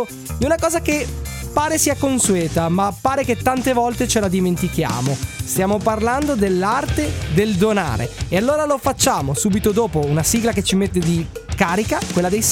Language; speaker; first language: Italian; native; Italian